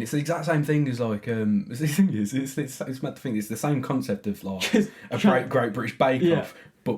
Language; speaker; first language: English; native; English